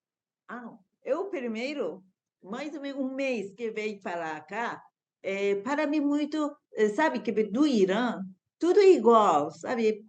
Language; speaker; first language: Portuguese; non-native, learner; Persian